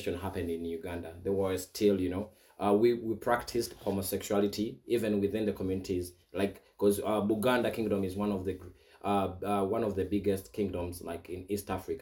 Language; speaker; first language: English; non-native, local second language; Ganda